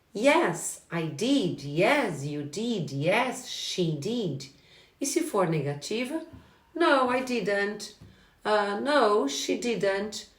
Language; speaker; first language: English; non-native, fluent; Portuguese